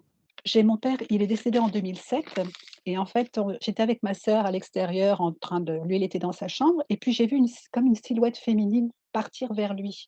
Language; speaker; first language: French; native; French